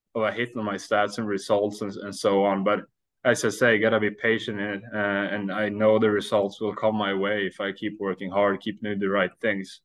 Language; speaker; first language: English; non-native, fluent; Swedish